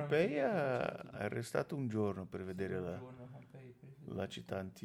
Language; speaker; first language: Italian; non-native, fluent; Portuguese